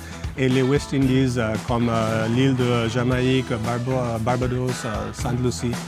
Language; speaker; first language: French; non-native, fluent; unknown